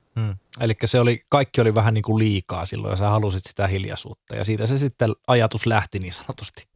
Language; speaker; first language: Finnish; native; Finnish